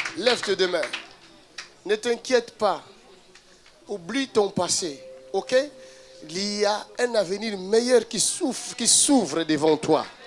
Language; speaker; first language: French; non-native, local second language; Lingala